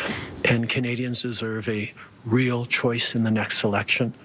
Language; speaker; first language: English; native; English